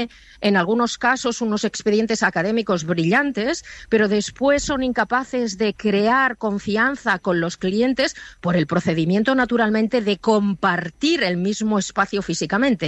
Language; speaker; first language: Spanish; native; Spanish